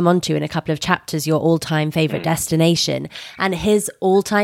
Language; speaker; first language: English; native; English